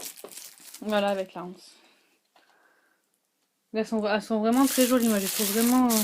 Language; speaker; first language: French; native; French